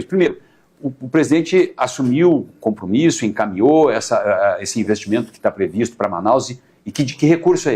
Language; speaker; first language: Portuguese; native; Portuguese